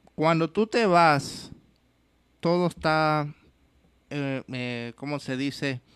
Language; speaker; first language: Spanish; early bilingual, heritage; Spanish